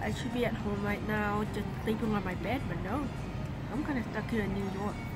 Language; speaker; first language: English; early bilingual, other home language; Thai